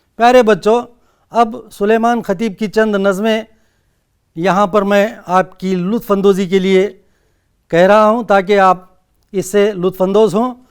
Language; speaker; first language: Urdu; native; Urdu